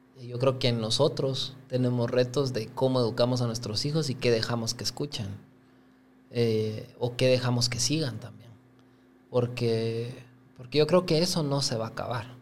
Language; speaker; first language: Spanish; native; Spanish